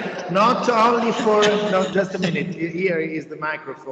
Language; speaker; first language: English; non-native, fluent; Italian